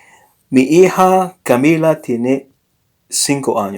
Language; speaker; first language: Spanish; non-native, learner; English